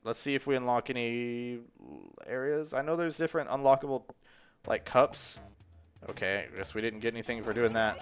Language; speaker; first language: English; native; English